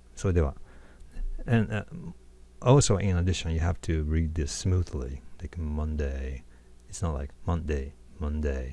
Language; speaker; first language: English; non-native, fluent; Japanese